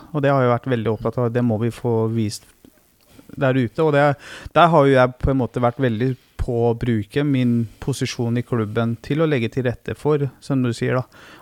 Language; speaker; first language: Norwegian; early bilingual, other home language; Persian